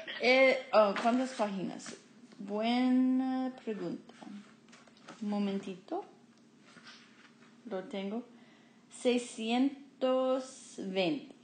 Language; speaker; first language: Spanish; non-native, fluent; English